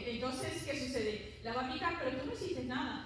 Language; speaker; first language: Spanish; early bilingual, heritage; Spanish